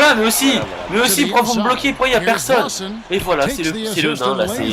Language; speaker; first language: French; native; French